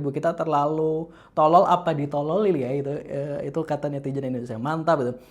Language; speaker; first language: Indonesian; native; Indonesian